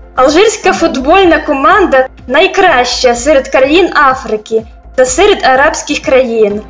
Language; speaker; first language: Ukrainian; native; Ukrainian